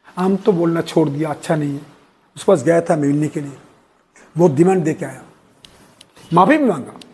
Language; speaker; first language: Hindi; non-native, local second language; Bangla